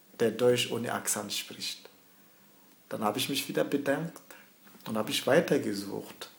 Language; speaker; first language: German; early bilingual, other home language; Mossi